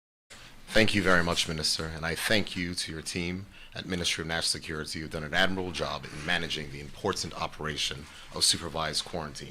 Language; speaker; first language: English; native; English